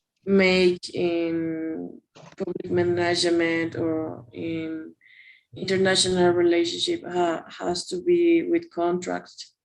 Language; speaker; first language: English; non-native, learner; Spanish